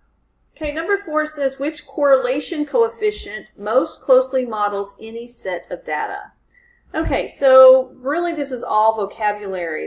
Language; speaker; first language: English; native; English